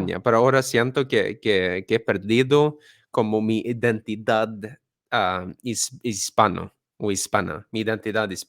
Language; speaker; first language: Spanish; non-native, fluent; Swedish